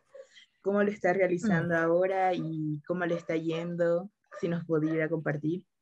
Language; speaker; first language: Spanish; native; Spanish